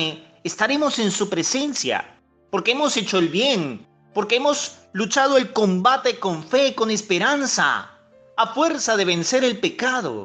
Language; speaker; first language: Spanish; native; Spanish